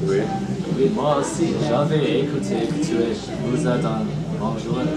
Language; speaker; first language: French; non-native, learner; English